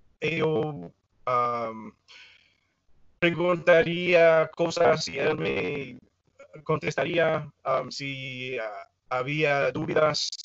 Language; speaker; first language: Spanish; non-native, fluent; English